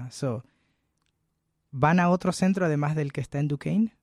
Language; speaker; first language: Spanish; native; Spanish